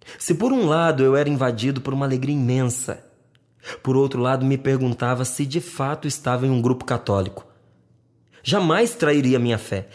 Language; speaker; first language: Portuguese; native; Portuguese